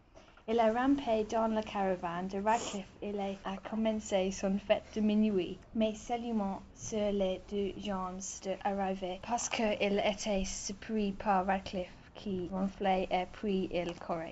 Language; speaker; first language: French; non-native, learner; English